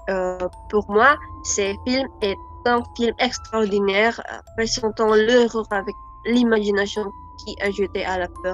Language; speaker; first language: French; non-native, learner; Indonesian